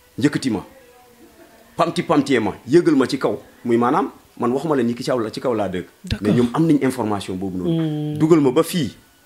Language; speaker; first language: Wolof; non-native, local second language; Jola-Fonyi